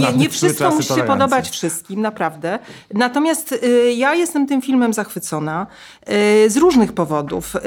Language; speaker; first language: Polish; native; Polish